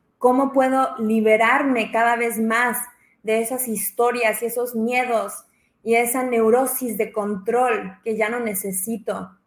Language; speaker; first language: Spanish; early bilingual, heritage; Spanish